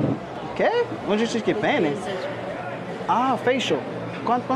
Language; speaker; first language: Portuguese; non-native, learner; English